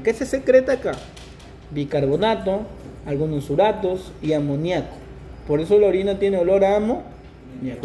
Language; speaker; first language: Spanish; native; Spanish